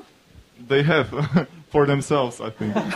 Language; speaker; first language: English; non-native, learner; Polish